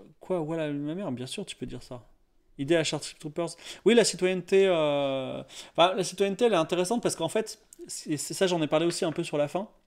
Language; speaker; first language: French; native; French